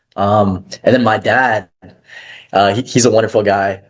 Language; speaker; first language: English; early bilingual, other home language; Kazakh